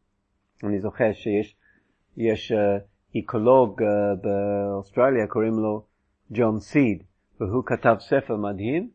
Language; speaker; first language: Hebrew; non-native, fluent; English